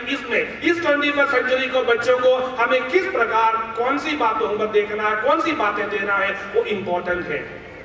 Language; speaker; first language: Hindi; non-native, local second language; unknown